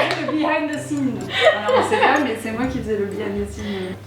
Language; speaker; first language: French; native; French